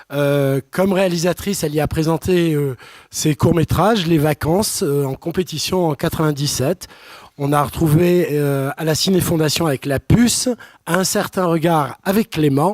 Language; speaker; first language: French; native; French